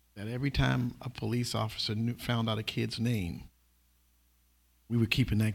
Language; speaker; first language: English; native; English